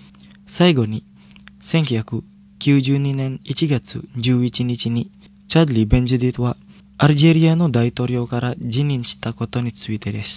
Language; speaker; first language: Japanese; non-native, fluent; Indonesian